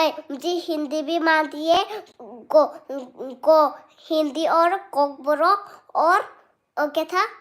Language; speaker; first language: Hindi; non-native, local second language; Kok Borok